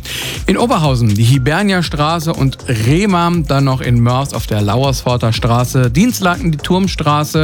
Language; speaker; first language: German; native; German